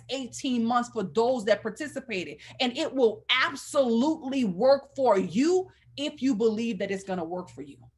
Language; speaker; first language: English; native; English